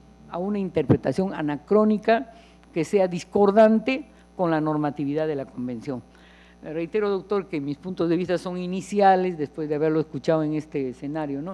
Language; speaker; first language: Spanish; native; Spanish